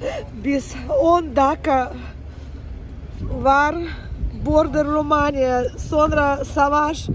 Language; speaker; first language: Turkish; non-native, learner; Ukrainian